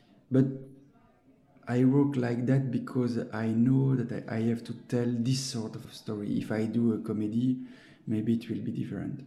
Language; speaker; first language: English; non-native, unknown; French